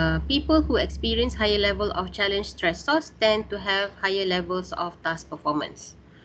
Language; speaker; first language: English; non-native, local second language; Malay